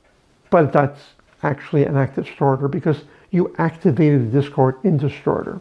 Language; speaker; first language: English; native; English